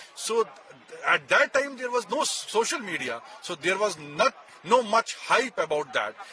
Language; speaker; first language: English; non-native, local second language; Kashmiri